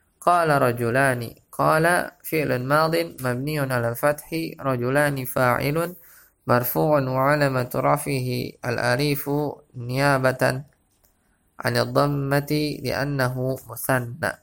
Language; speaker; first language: Arabic; non-native, fluent; Indonesian